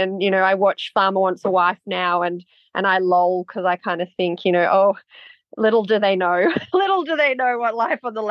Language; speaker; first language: English; native; English